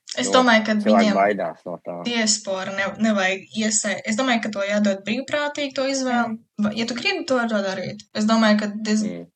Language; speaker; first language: Latvian; early bilingual, heritage; Latvian